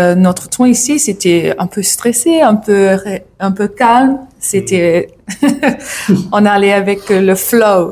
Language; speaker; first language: French; non-native, learner; English